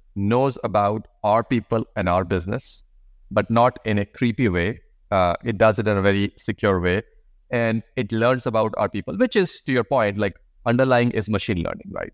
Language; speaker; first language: English; non-native, local second language; Hindi